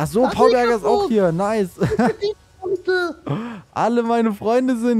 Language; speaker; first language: German; native; German